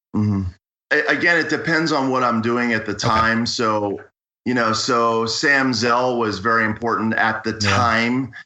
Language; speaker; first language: English; native; English